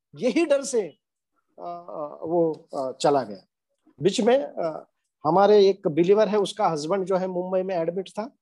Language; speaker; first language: Hindi; non-native, local second language; Marathi